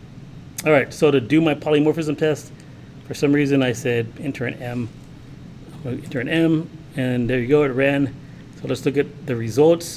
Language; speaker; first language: English; native; English